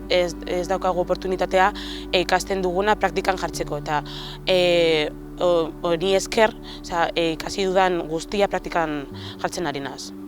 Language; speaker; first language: Basque; non-native, local second language; Spanish